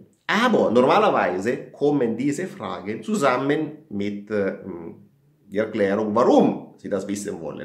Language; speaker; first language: German; non-native, fluent; Italian